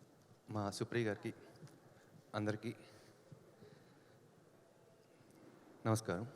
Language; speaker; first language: Telugu; native; Telugu